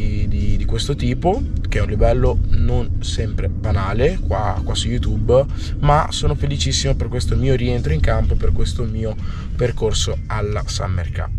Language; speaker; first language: Italian; early bilingual, other home language; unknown